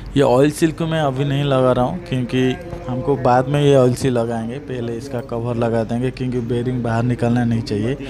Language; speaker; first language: Hindi; non-native, local second language; Odia